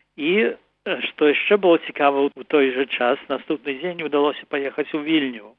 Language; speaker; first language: Belarusian; early bilingual, heritage; Belarusian